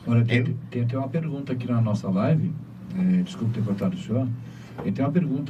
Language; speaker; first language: Portuguese; native; Portuguese